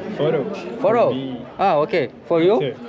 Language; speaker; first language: English; non-native, learner; Kazakh